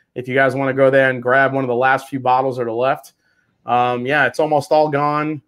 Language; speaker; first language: English; native; English